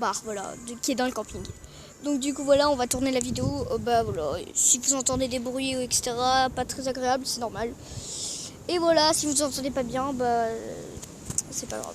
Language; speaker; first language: French; native; French